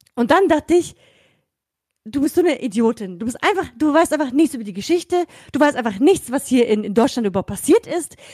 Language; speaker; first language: German; native; German